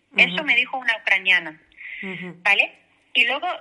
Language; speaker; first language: Spanish; non-native, fluent; Russian